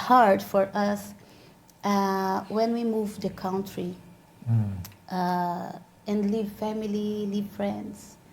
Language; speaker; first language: English; non-native, learner; Portuguese